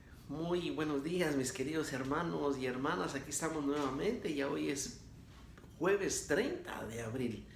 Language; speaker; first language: Spanish; native; Spanish